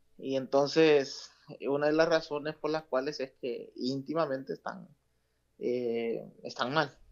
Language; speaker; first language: Spanish; native; Spanish